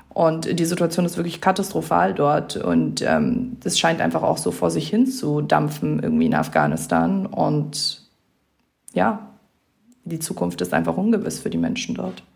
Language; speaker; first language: German; early bilingual, other home language; Persian